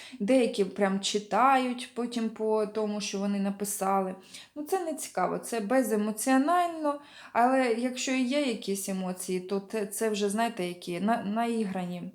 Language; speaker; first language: Ukrainian; non-native, local second language; Russian